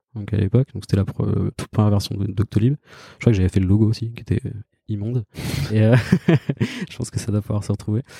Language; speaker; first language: French; native; French